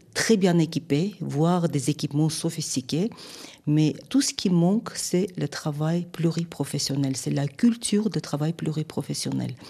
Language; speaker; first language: French; non-native, fluent; Armenian